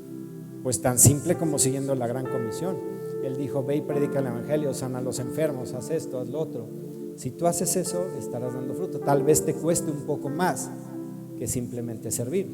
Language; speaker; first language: Spanish; native; Spanish